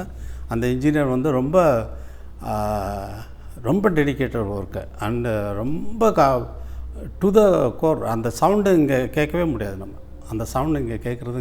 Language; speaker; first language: Tamil; native; Tamil